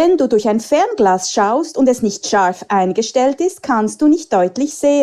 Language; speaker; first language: German; native; German